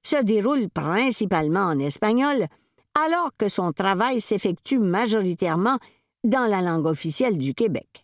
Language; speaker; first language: French; native; French